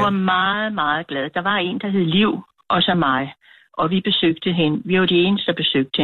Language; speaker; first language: Danish; native; Danish